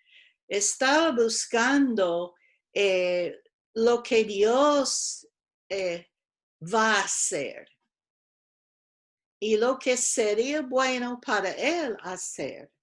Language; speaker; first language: Spanish; non-native, fluent; English